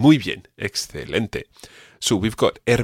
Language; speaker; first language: Spanish; non-native, fluent; English